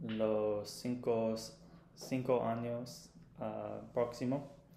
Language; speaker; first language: Spanish; non-native, learner; English